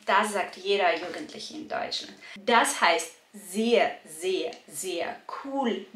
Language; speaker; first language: German; non-native, fluent; Russian